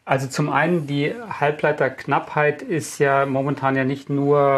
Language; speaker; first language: German; native; German